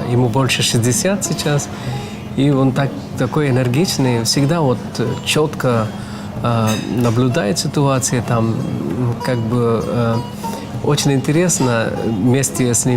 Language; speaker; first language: Russian; non-native, fluent; Tamil